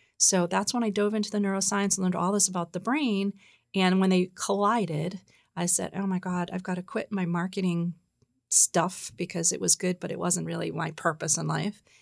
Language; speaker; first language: English; native; English